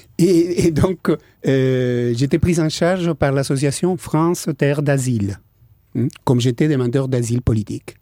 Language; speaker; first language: French; non-native, fluent; Spanish